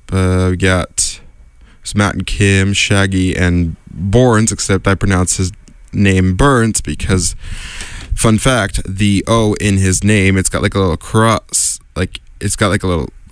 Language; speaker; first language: English; native; English